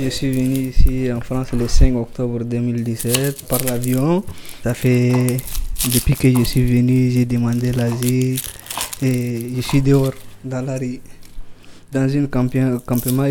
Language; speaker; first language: French; non-native, fluent; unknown